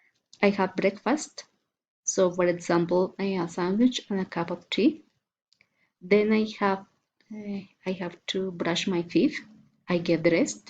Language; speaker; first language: English; non-native, learner; Spanish